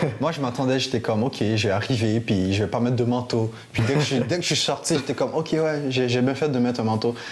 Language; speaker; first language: French; non-native, local second language; Haitian Creole